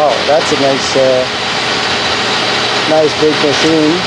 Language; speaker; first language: English; non-native, local second language; French